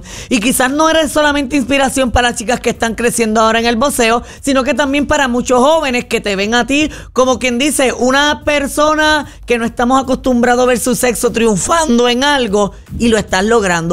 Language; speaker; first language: Spanish; native; Spanish